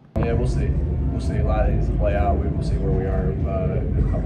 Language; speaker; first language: English; native; English